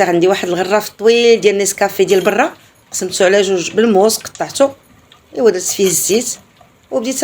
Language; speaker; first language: Arabic; native; Arabic